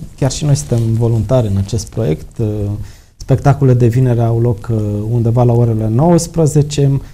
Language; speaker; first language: Romanian; native; Romanian